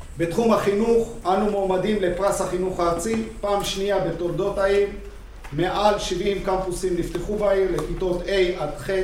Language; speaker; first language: Hebrew; native; Hebrew